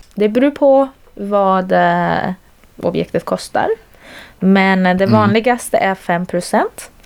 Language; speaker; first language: Swedish; native; Swedish